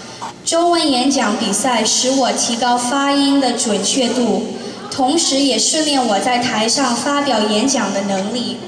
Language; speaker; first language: Chinese; early bilingual, heritage; Chinese